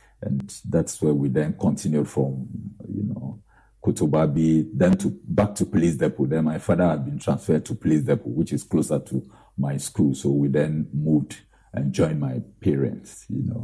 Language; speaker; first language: English; non-native, local second language; Akan